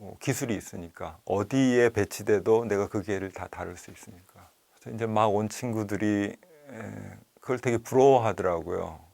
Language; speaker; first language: Korean; native; Korean